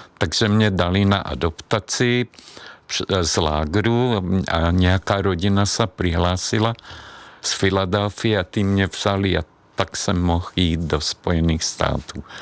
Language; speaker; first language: Czech; non-native, fluent; Hungarian